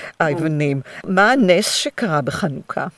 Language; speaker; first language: Hebrew; non-native, fluent; English